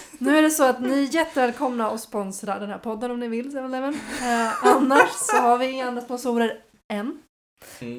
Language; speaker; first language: Swedish; native; Swedish